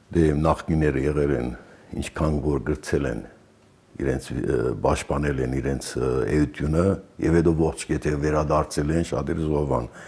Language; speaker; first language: Armenian; early bilingual, heritage; Armenian